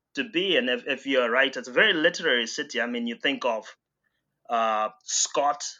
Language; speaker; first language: English; non-native, local second language; Shona